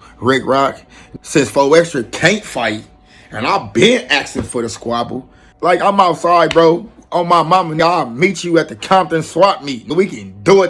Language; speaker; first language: English; native; English